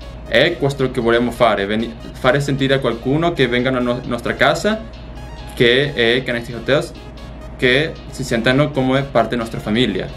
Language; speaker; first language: Italian; non-native, learner; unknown